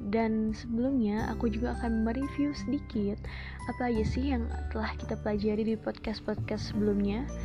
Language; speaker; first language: Indonesian; native; Indonesian